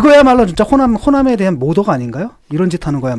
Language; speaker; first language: Korean; native; Korean